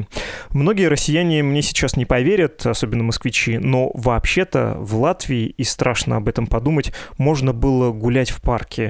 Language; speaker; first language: Russian; native; Russian